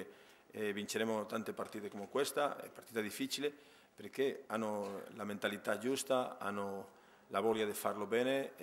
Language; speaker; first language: Italian; non-native, fluent; Spanish